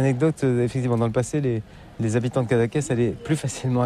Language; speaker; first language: French; native; French